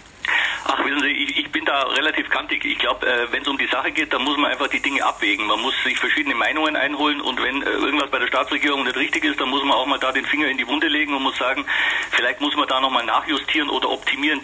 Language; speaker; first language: German; native; German